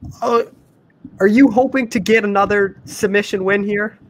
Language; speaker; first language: English; native; English